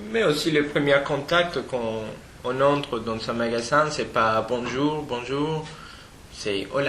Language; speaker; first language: French; non-native, fluent; Spanish